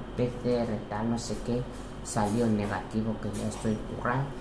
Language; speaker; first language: Spanish; non-native, local second language; Fang